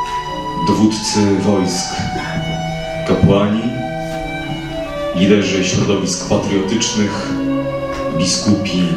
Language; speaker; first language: Polish; native; Polish